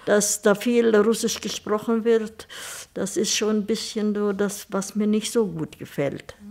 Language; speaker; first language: German; early bilingual, heritage; German